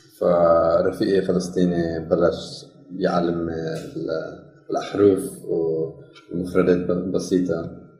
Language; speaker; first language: Arabic; non-native, learner; Dutch